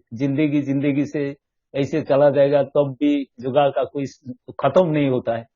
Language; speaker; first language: Hindi; non-native, local second language; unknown